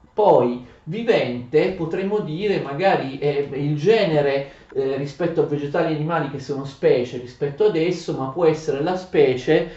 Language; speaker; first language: Italian; native; Italian